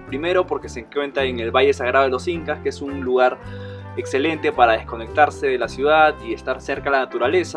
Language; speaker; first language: Spanish; native; Spanish